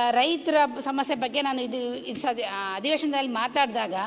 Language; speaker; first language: Kannada; native; Kannada